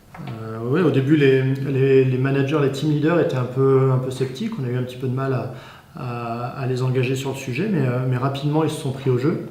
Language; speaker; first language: French; native; French